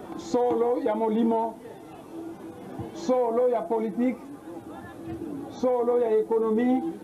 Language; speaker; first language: Lingala; non-native, local second language; Kongo